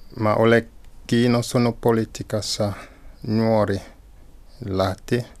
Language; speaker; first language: Finnish; non-native, learner; French